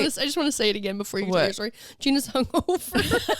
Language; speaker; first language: English; native; English